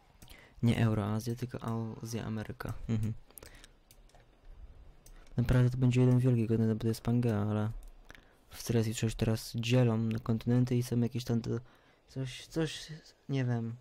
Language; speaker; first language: Polish; early bilingual, heritage; Polish